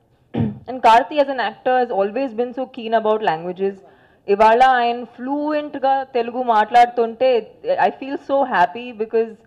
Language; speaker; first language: Telugu; non-native, local second language; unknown